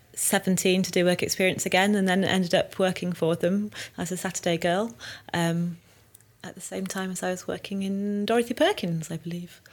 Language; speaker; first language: English; native; English